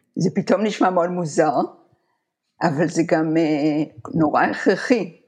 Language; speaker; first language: Hebrew; native; Hebrew